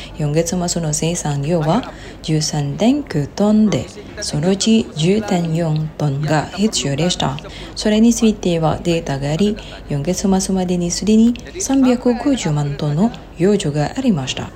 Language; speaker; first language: Japanese; non-native, fluent; Indonesian